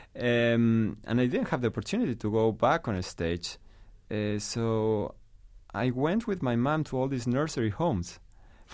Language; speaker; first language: English; non-native, fluent; Spanish